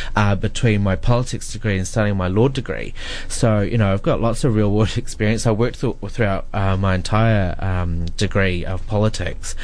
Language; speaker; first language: English; native; English